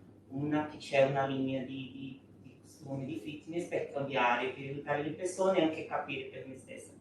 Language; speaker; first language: Italian; non-native, fluent; Portuguese